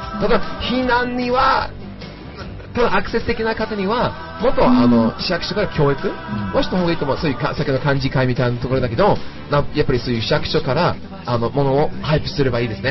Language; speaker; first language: Japanese; non-native, fluent; English